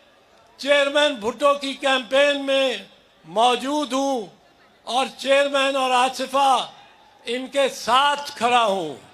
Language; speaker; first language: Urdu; non-native, local second language; Punjabi